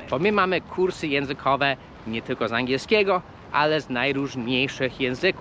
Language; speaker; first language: Polish; non-native, fluent; English